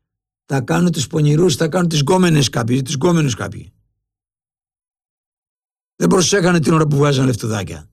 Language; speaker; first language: Greek; native; Greek